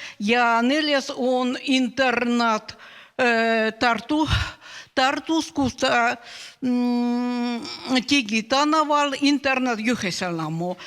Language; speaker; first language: Estonian; non-native, learner; Russian